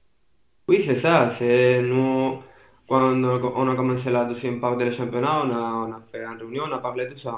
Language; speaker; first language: French; non-native, fluent; Spanish